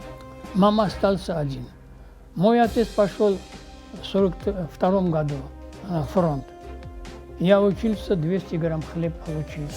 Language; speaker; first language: Russian; non-native, local second language; Armenian